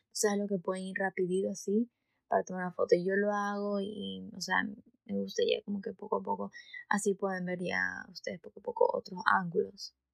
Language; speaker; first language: Spanish; early bilingual, heritage; Spanish